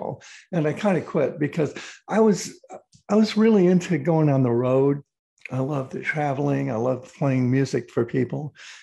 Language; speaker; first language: English; native; English